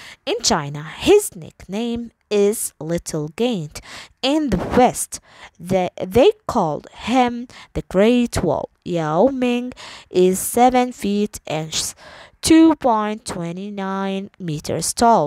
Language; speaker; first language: English; non-native, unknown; Arabic